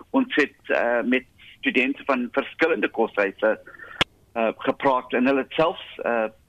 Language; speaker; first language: Afrikaans; non-native, local second language; English